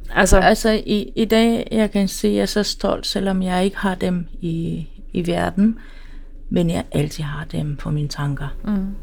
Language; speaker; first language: Danish; non-native, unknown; Swahili